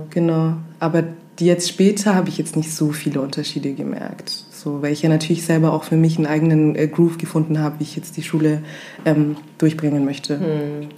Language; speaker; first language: German; early bilingual, other home language; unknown